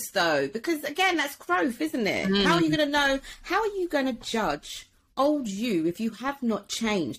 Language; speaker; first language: English; native; English